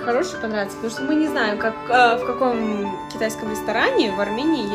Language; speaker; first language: Russian; native; Russian